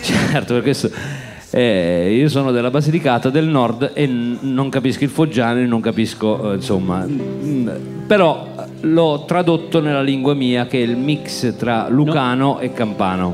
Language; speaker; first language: Italian; native; Italian